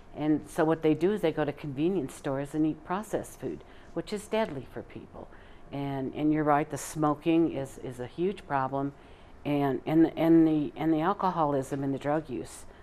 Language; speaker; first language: English; native; English